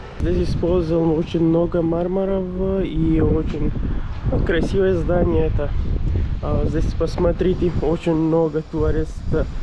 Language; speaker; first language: Russian; non-native, learner; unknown